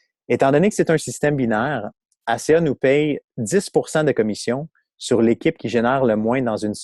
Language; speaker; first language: French; native; French